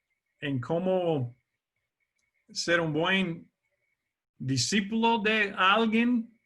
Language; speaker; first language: Spanish; non-native, fluent; English